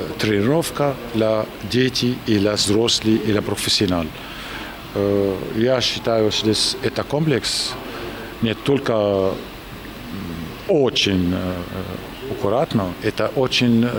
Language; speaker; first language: Russian; non-native, learner; Arabic